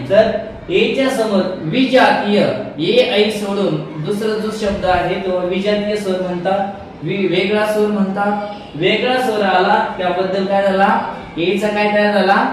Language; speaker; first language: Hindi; non-native, local second language; Marathi